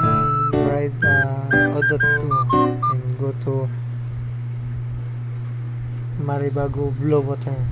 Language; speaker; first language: English; non-native, learner; Cebuano